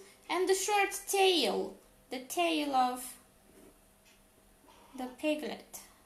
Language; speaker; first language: English; non-native, fluent; Romanian